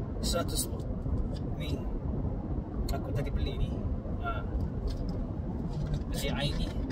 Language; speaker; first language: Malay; non-native, fluent; Korean